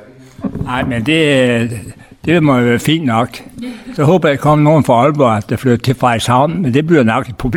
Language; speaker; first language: Danish; native; Danish